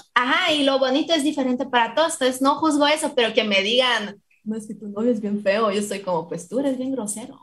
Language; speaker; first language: Spanish; non-native, fluent; English